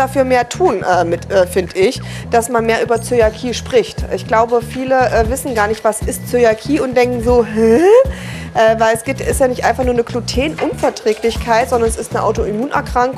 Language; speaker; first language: German; native; German